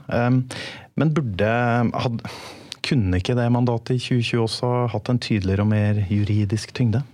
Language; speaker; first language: Norwegian; native; Norwegian